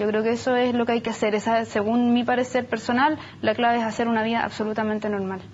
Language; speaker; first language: Spanish; native; Spanish